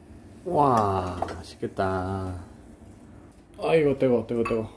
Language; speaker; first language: Korean; non-native, learner; Spanish